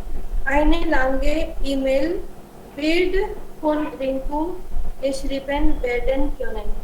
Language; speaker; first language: German; non-native, learner; Hindi